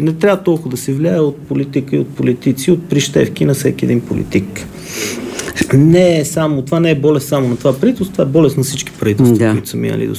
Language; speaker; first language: Bulgarian; native; Bulgarian